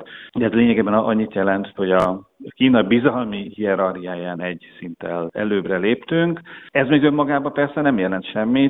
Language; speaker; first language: Hungarian; native; Hungarian